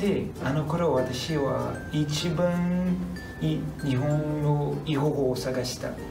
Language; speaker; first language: Japanese; non-native, fluent; Portuguese